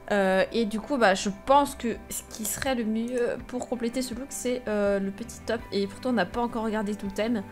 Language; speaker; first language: French; native; French